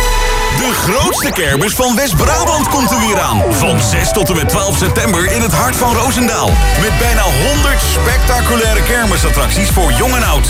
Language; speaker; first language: Dutch; native; Dutch